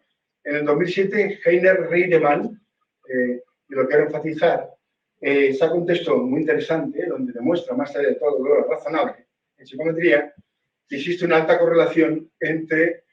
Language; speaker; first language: Spanish; native; Spanish